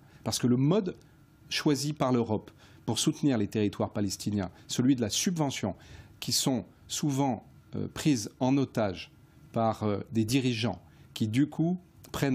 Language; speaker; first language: French; native; French